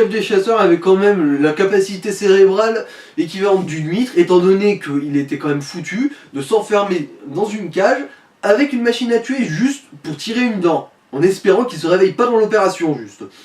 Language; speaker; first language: French; native; French